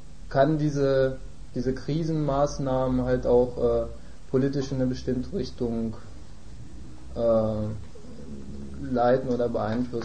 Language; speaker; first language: German; native; German